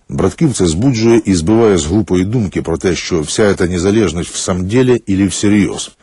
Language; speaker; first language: Ukrainian; native; Ukrainian